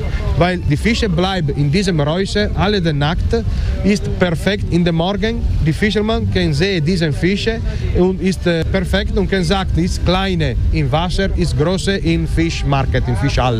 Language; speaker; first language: German; non-native, learner; Italian